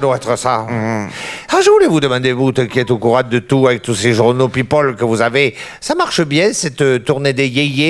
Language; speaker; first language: French; native; French